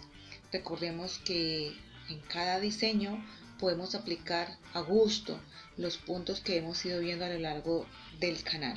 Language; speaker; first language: Spanish; native; Spanish